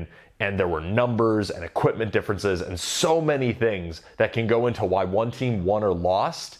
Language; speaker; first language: English; native; English